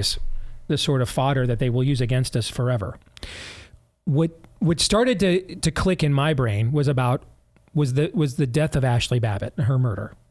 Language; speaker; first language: English; native; English